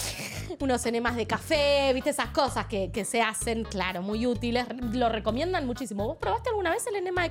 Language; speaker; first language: Spanish; native; Spanish